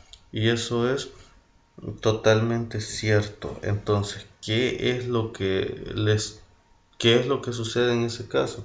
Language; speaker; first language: Spanish; native; Spanish